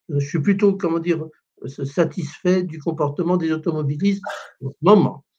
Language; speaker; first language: French; native; French